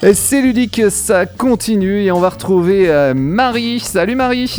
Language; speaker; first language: French; native; French